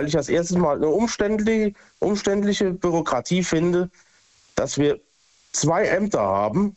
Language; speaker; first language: German; native; German